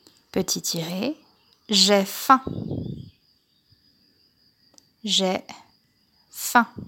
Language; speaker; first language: French; native; French